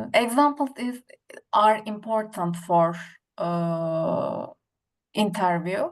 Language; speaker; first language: English; non-native, learner; Turkish